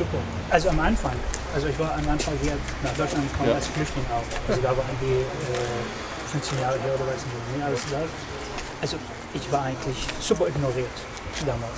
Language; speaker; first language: German; non-native, learner; Arabic